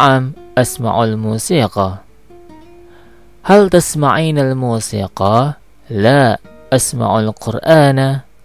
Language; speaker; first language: Arabic; non-native, local second language; Indonesian